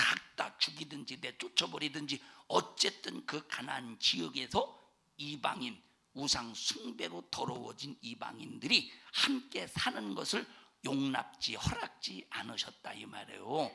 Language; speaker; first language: Korean; native; Korean